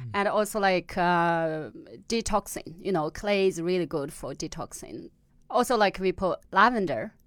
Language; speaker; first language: English; non-native, fluent; Tibetan